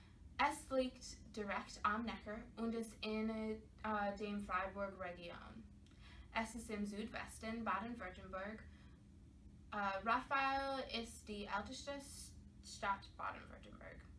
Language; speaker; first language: German; non-native, learner; English